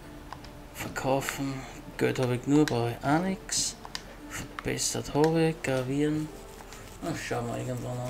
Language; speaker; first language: German; native; German